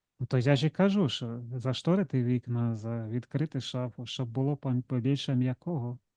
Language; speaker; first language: Ukrainian; non-native, local second language; Russian